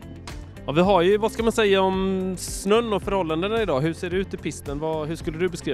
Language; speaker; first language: Swedish; native; Swedish